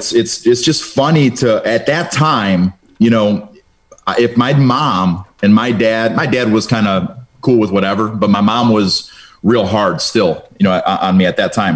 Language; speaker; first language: English; early bilingual, other home language; Romanian